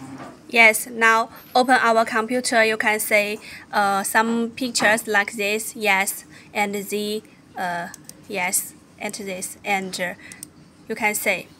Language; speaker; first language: English; non-native, learner; Chinese